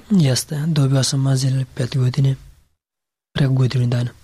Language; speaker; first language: Serbian; non-native, learner; Pashto